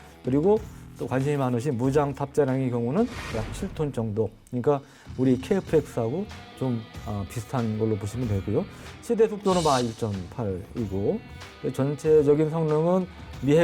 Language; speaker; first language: Korean; native; Korean